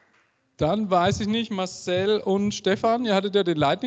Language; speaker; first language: German; native; German